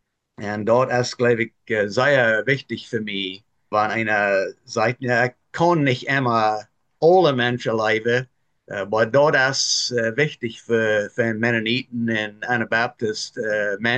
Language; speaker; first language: German; non-native, learner; Plautdietsch